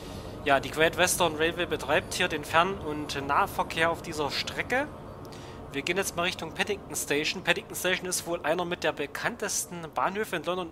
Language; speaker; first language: German; native; German